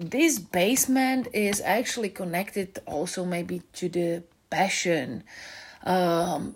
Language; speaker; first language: English; non-native, fluent; Czech